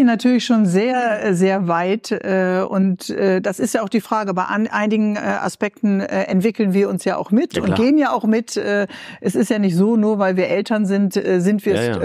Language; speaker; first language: German; native; German